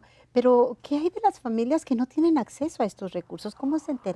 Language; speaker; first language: Spanish; native; Spanish